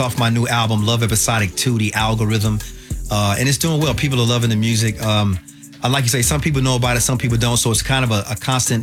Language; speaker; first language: English; native; English